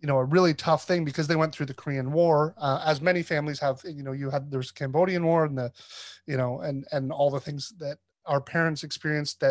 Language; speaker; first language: English; native; English